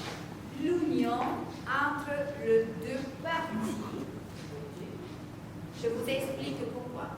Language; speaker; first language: French; non-native, fluent; Spanish